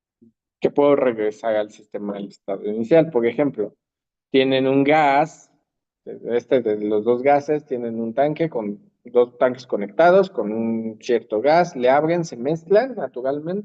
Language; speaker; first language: Spanish; native; Spanish